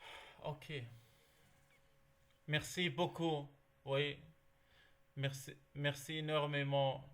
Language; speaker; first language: French; non-native, learner; Arabic